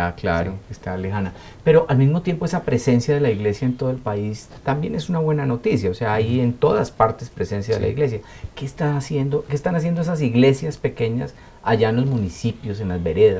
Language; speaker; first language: Spanish; native; Spanish